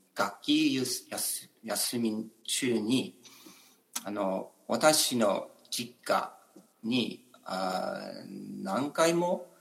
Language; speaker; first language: Japanese; non-native, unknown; English